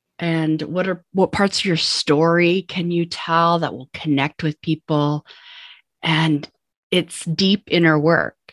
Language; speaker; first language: English; native; English